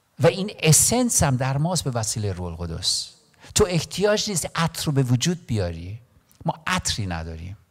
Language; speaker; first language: Persian; non-native, local second language; Armenian